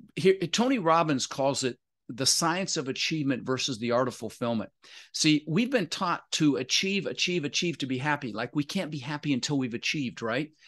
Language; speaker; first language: English; native; English